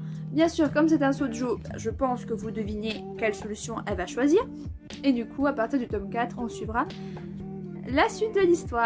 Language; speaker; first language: French; native; French